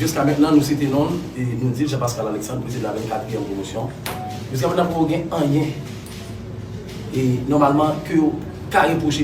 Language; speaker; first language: Haitian Creole; native; Haitian Creole